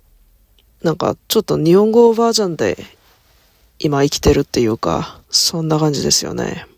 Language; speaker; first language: Japanese; non-native, learner; Korean